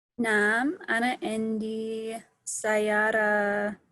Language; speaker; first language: Arabic; non-native, learner; English